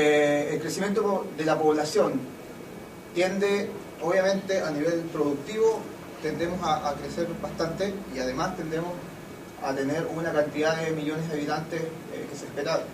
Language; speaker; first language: Spanish; native; Spanish